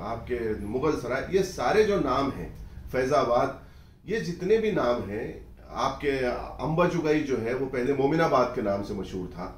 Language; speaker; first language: Hindi; non-native, local second language; Urdu